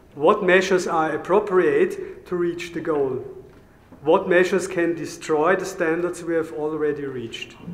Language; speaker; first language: English; non-native, fluent; German